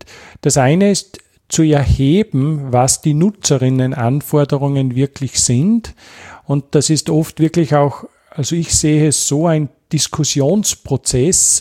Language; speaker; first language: German; native; German